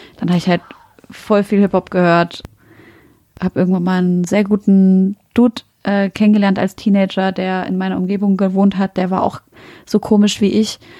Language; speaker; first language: German; early bilingual, other home language; Arabic